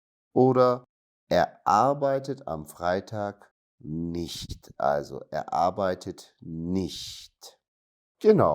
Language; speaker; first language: German; non-native, fluent; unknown